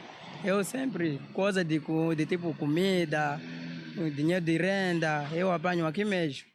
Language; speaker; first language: Portuguese; non-native, local second language; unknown